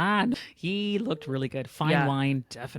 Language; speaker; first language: English; native; English